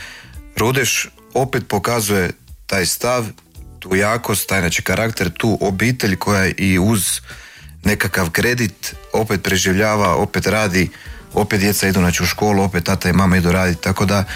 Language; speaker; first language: Croatian; native; Croatian